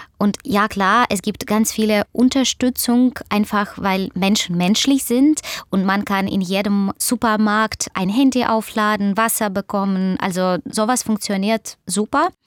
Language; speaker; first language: German; non-native, fluent; Russian